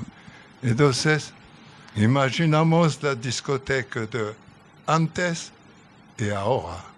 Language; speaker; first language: Spanish; non-native, learner; French